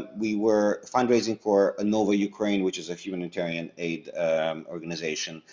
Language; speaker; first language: English; early bilingual, other home language; Russian